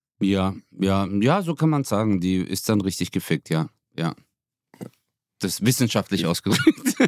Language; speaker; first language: German; early bilingual, other home language; Turkish